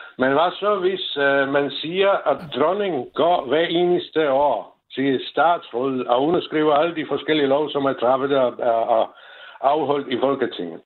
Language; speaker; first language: Danish; non-native, fluent; Czech